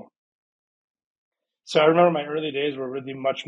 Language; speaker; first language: English; early bilingual, other home language; Persian